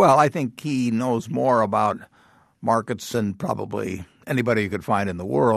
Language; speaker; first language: English; native; English